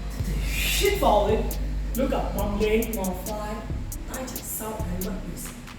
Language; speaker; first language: Vietnamese; non-native, learner; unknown